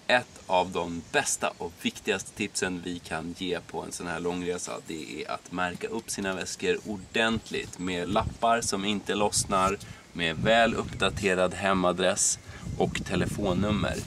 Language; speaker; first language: Swedish; native; Swedish